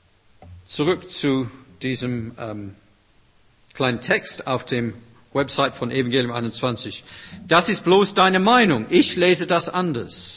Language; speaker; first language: German; non-native, fluent; English